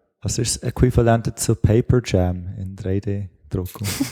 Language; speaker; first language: German; native; German